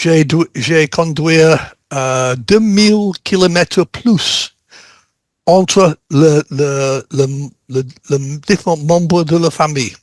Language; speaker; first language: French; non-native, learner; English